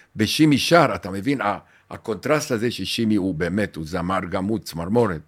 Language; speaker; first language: Hebrew; non-native, fluent; Romanian